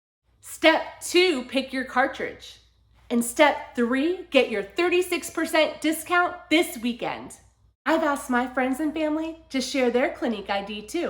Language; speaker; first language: English; native; English